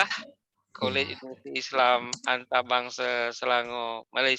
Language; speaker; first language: Malay; native; Malay